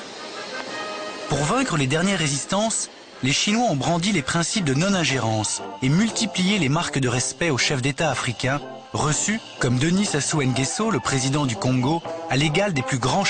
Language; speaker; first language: French; native; French